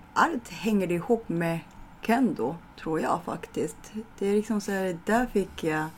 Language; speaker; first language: Swedish; non-native, fluent; Japanese